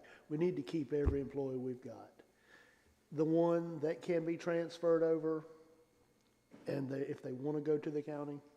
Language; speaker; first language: English; native; English